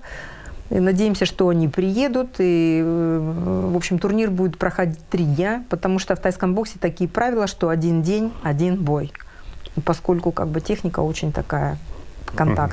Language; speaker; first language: Russian; native; Russian